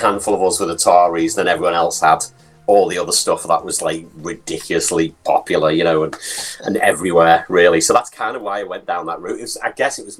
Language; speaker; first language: English; native; English